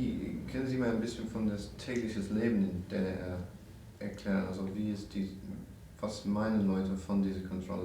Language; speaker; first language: German; non-native, learner; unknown